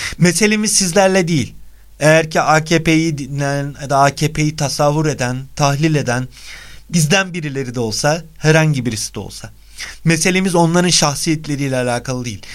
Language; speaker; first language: Turkish; native; Turkish